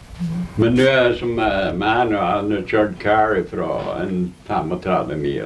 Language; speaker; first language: Norwegian; early bilingual, heritage; Norwegian